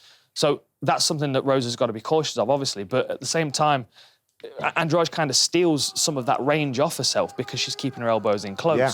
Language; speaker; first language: English; native; English